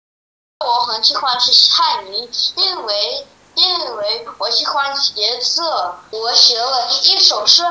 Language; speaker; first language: Chinese; non-native, learner; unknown